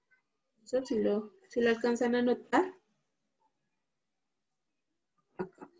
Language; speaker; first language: Spanish; native; Spanish